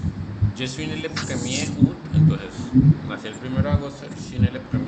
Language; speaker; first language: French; non-native, fluent; Spanish